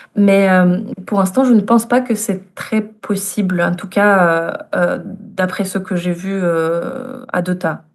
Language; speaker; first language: French; non-native, fluent; Russian